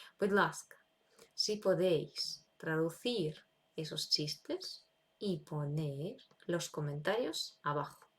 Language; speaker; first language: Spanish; non-native, fluent; Ukrainian